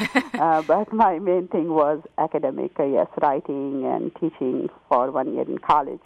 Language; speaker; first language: English; non-native, local second language; Hindi